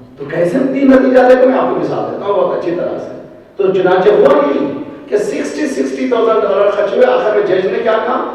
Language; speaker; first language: Urdu; native; Urdu